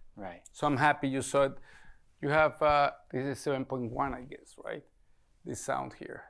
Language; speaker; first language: English; non-native, fluent; Spanish